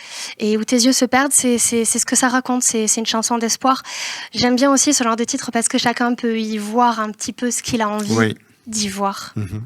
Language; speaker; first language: French; native; French